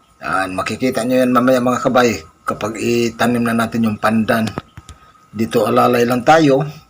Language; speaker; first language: Filipino; non-native, local second language; Cebuano